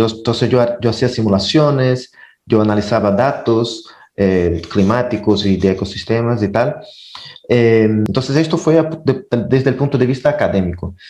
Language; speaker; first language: Spanish; non-native, fluent; Portuguese